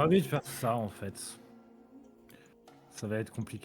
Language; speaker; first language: French; native; French